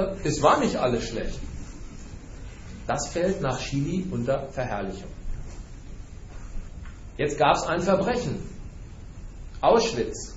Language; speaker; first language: German; native; German